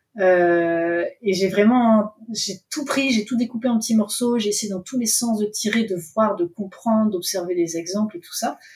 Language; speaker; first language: French; native; French